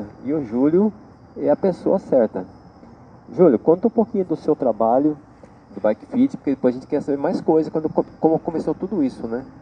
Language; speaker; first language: Portuguese; native; Portuguese